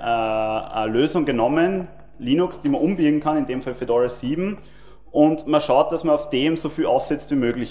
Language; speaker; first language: German; native; German